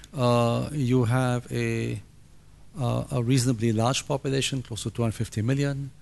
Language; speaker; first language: English; non-native, fluent; Arabic